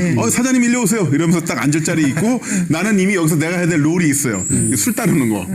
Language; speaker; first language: Korean; native; Korean